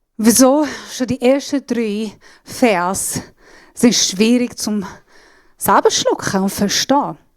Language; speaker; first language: German; non-native, fluent; Assyrian Neo-Aramaic